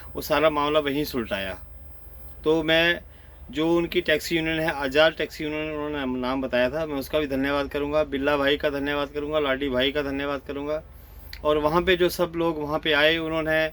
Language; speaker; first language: Hindi; native; Hindi